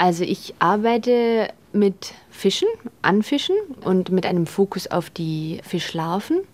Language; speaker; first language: German; native; German